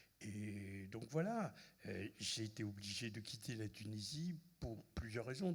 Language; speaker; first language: French; non-native, local second language; Arabic